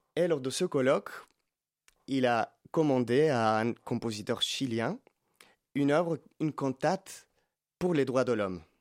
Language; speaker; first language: French; non-native, fluent; Spanish